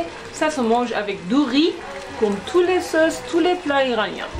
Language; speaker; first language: French; non-native, fluent; Persian